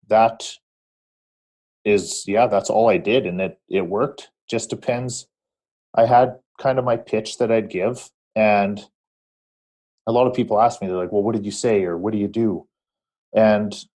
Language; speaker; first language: English; native; English